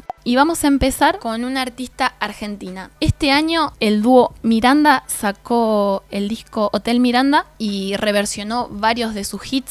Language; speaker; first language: Spanish; native; Spanish